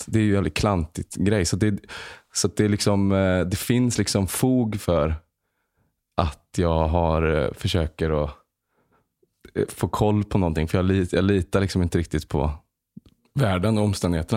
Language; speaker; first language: Swedish; native; Swedish